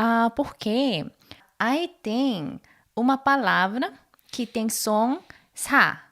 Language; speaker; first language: Portuguese; non-native, learner; Korean